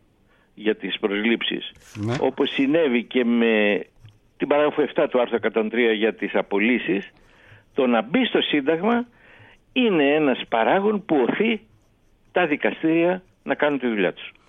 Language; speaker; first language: Greek; native; Greek